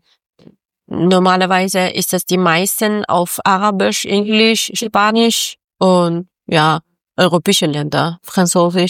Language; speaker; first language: German; non-native, learner; Persian